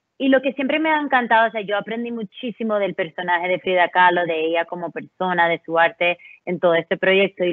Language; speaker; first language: Spanish; early bilingual, heritage; Spanish